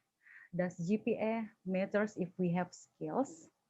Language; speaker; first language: English; non-native, fluent; Indonesian